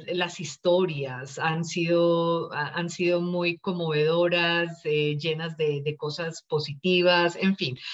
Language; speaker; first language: Spanish; native; Spanish